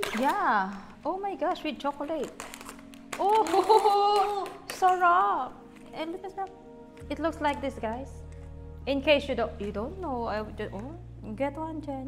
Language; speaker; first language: English; non-native, local second language; Filipino